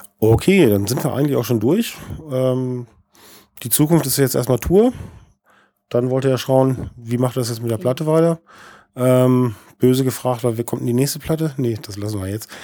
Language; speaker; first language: German; native; German